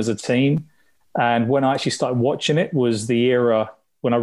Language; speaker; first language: English; native; English